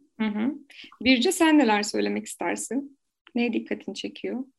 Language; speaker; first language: Turkish; native; Turkish